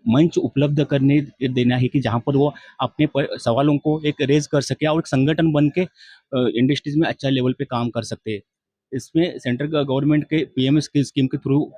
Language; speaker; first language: Hindi; non-native, local second language; Marathi